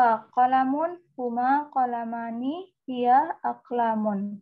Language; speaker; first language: Arabic; non-native, fluent; Indonesian